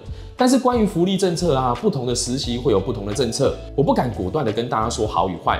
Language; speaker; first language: Chinese; native; Chinese